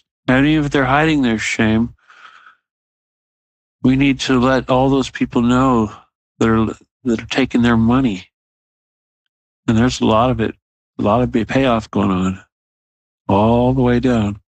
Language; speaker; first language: English; native; English